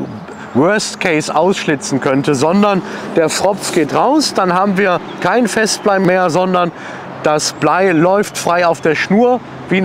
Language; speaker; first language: German; native; German